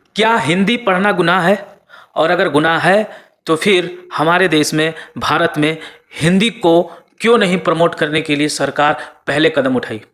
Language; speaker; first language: Hindi; native; Hindi